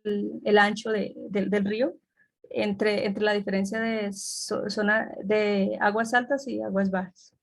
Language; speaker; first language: Spanish; native; Spanish